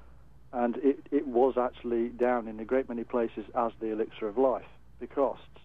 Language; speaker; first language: English; native; English